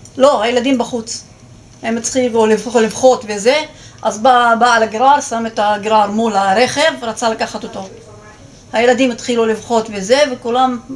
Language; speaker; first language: Hebrew; non-native, local second language; Arabic